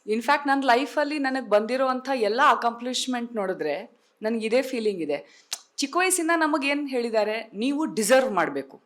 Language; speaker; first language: Kannada; non-native, local second language; Tulu